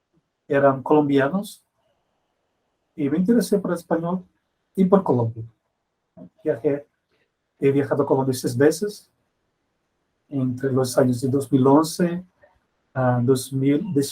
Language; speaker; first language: Spanish; non-native, fluent; Portuguese